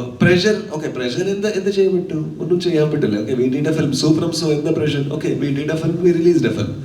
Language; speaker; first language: Malayalam; non-native, local second language; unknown